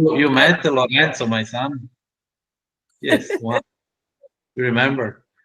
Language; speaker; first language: English; non-native, learner; Italian